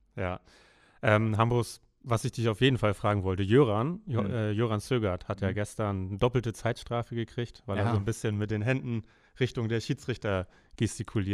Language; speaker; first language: German; native; German